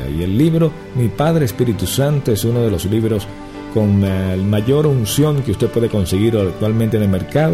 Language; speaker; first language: Spanish; native; Spanish